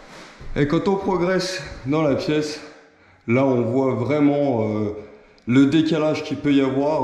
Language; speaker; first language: French; native; French